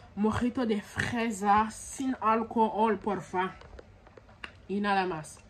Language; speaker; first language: Spanish; non-native, learner; French